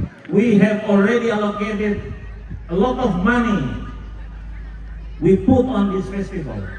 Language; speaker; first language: English; non-native, learner; Indonesian